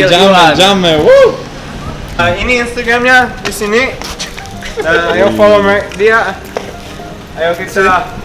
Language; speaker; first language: Indonesian; early bilingual, other home language; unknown